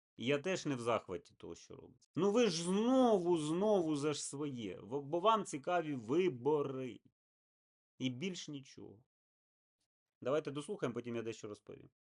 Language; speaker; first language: Ukrainian; native; Ukrainian